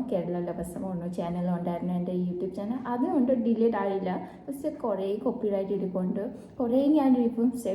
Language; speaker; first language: Malayalam; non-native, learner; Bodo